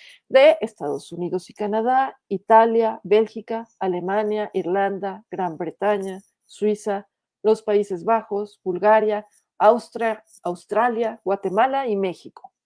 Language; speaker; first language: Spanish; native; Spanish